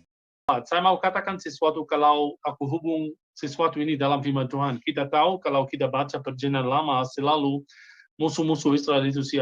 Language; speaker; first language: Indonesian; non-native, fluent; Hebrew